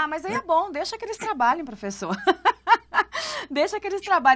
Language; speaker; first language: Portuguese; native; Portuguese